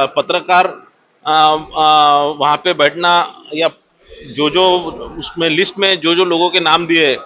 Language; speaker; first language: Hindi; non-native, local second language; Marathi